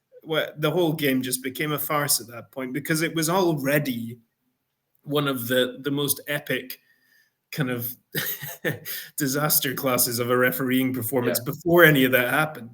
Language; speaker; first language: English; native; English